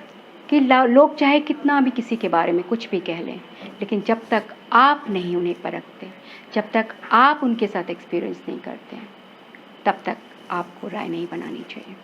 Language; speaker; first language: Hindi; native; Hindi